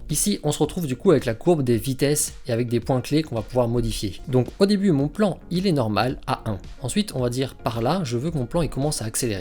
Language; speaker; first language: French; native; French